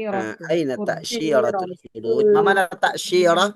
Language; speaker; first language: Arabic; non-native, fluent; Indonesian